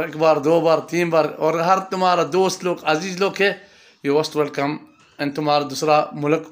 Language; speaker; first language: Hindi; non-native, learner; Arabic